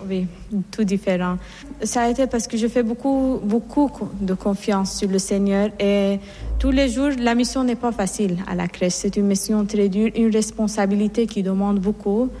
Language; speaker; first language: French; non-native, fluent; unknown